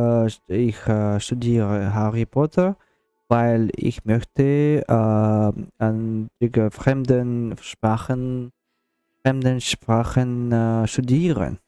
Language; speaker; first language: German; non-native, learner; Russian